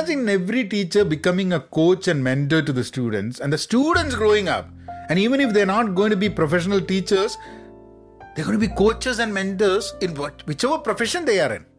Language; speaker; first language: English; non-native, local second language; Malayalam